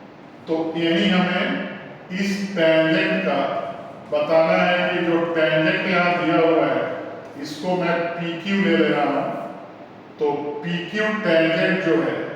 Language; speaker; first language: Hindi; native; Hindi